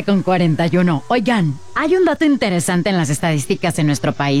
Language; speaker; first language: Spanish; native; Spanish